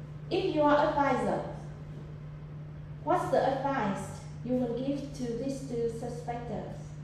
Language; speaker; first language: English; non-native, fluent; Vietnamese